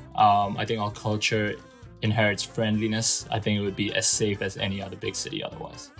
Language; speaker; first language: English; non-native, fluent; Burmese